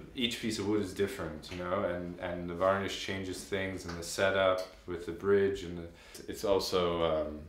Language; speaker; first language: English; native; English